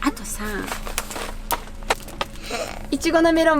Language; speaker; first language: Japanese; native; Japanese